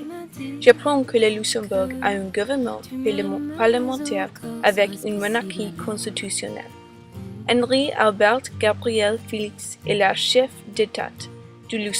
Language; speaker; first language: French; non-native, learner; English